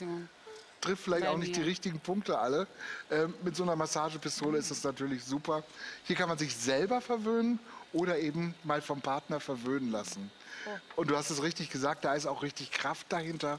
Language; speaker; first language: German; native; German